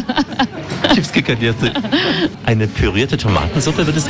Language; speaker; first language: German; native; German